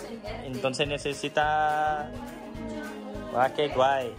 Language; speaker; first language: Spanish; non-native, learner; Filipino